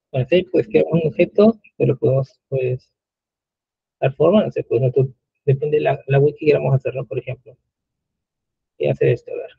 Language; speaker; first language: Spanish; native; Spanish